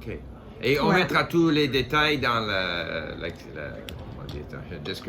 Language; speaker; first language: French; non-native, fluent; English